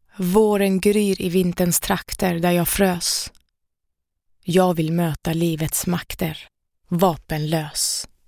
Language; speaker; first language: Swedish; early bilingual, other home language; Persian